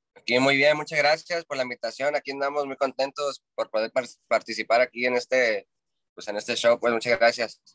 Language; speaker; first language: Spanish; early bilingual, heritage; Spanish